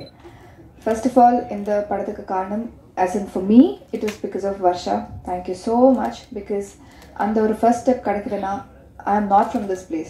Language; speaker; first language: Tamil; non-native, learner; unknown